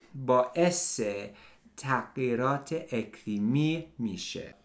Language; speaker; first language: Persian; non-native, learner; English